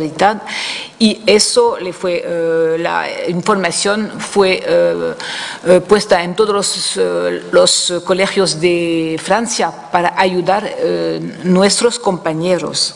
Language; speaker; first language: Spanish; non-native, fluent; French